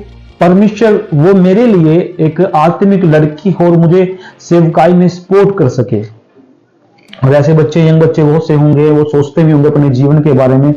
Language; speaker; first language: Hindi; native; Hindi